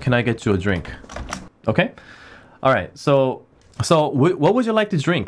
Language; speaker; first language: English; early bilingual, other home language; Korean